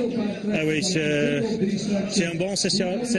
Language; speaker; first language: French; non-native, learner; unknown